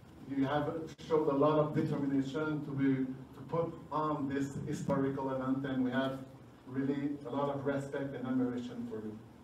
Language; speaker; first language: English; non-native, fluent; French